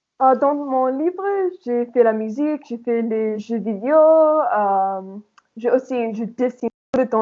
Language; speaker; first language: French; non-native, learner; English